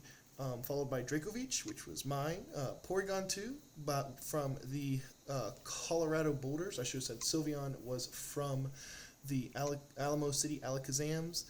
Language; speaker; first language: English; native; English